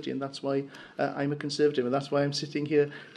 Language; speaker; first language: English; non-native, local second language; Welsh